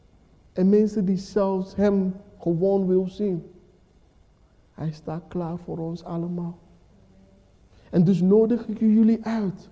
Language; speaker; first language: Dutch; non-native, fluent; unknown